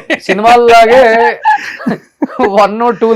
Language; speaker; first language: Telugu; native; Telugu